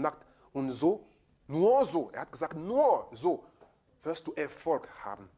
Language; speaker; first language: German; non-native, fluent; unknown